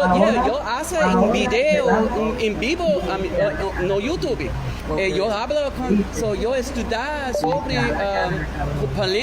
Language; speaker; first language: Spanish; non-native, learner; English